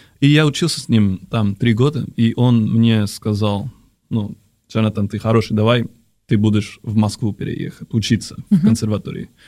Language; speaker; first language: Russian; non-native, fluent; Spanish